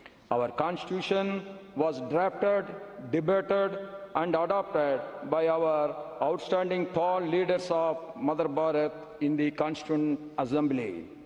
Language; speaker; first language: English; non-native, local second language; Tamil